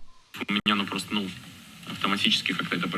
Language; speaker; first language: Russian; native; Russian